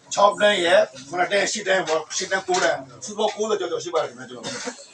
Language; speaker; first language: Burmese; non-native, local second language; Rohingya